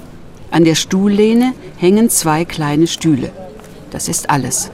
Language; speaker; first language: German; native; German